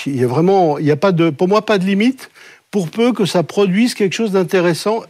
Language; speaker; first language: French; native; French